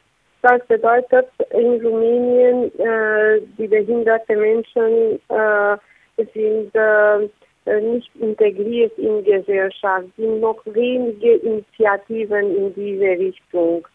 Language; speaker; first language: German; non-native, fluent; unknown